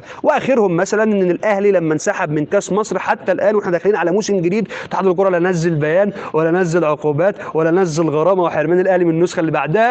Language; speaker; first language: Arabic; native; Arabic